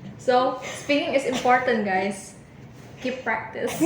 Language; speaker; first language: English; non-native, learner; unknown